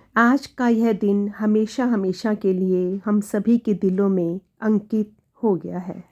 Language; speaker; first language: Hindi; native; Hindi